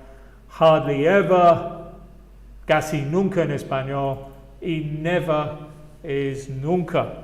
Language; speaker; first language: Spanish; non-native, fluent; English